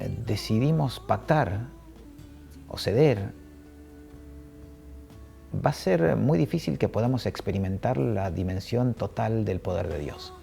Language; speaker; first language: Spanish; native; Spanish